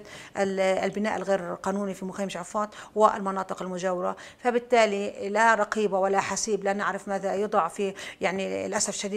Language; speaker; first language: Arabic; native; Arabic